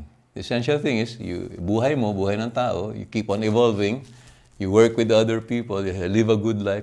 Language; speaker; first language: English; non-native, local second language; Filipino